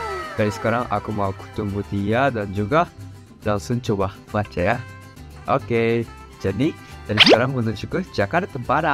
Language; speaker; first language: Indonesian; non-native, fluent; Japanese